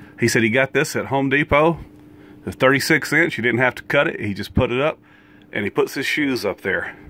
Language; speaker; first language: English; native; English